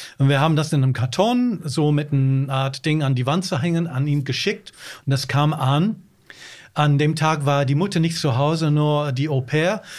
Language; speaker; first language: German; non-native, fluent; English